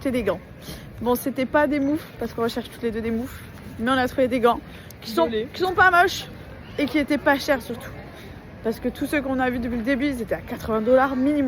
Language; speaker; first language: French; native; French